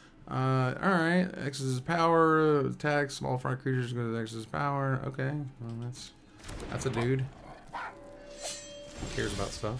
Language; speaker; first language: English; native; English